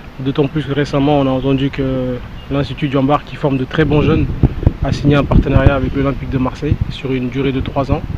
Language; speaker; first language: French; non-native, local second language; Wolof